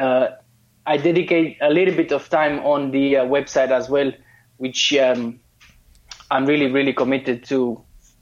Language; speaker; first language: English; non-native, fluent; Romanian